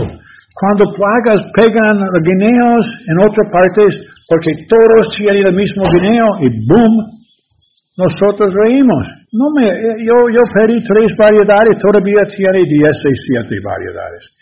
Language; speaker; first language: Spanish; non-native, learner; English